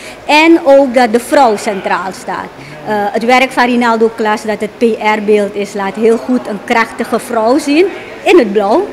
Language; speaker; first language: Dutch; native; Dutch